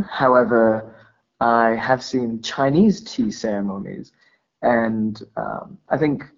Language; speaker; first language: English; native; English